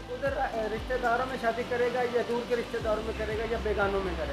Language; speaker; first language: Hindi; native; Hindi